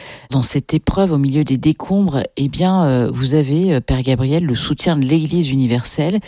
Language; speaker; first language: French; native; French